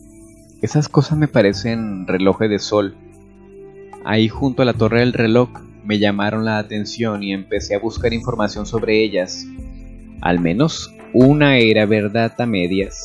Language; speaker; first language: Spanish; native; Spanish